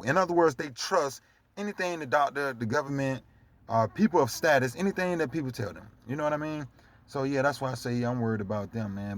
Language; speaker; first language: English; native; English